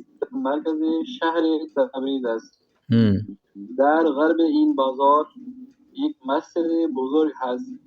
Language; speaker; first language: Persian; non-native, learner; Urdu